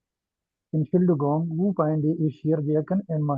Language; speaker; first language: German; non-native, learner; Urdu